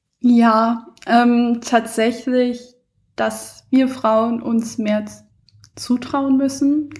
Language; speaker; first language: German; early bilingual, other home language; Persian